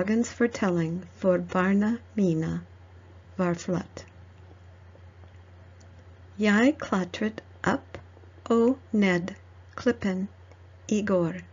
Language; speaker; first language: Norwegian; non-native, learner; English